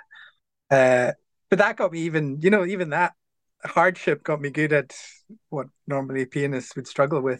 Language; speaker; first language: English; native; English